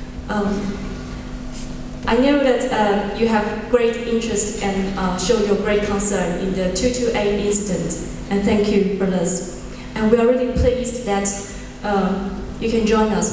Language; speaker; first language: English; non-native, fluent; Chinese